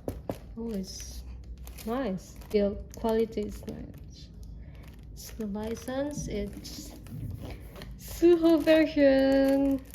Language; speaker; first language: English; non-native, learner; Indonesian